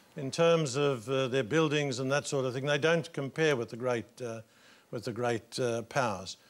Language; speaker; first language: English; native; English